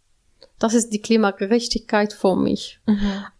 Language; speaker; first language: German; non-native, learner; Arabic